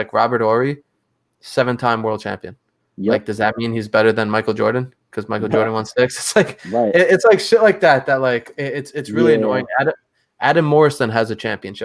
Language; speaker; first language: English; native; English